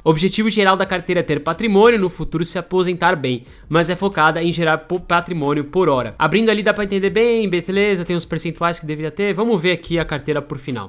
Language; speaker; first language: Portuguese; native; Portuguese